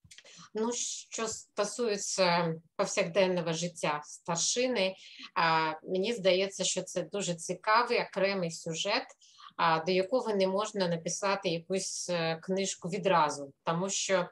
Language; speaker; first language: Ukrainian; non-native, fluent; Russian